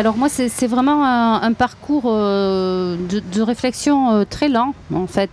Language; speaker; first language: French; native; French